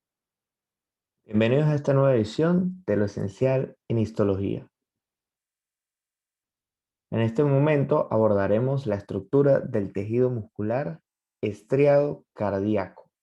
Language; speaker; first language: Spanish; native; Spanish